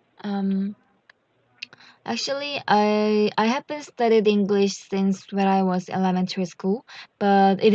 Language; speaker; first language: English; non-native, learner; Korean